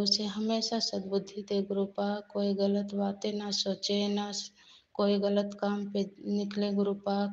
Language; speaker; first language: Hindi; native; Hindi